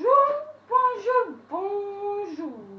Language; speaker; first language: French; non-native, learner; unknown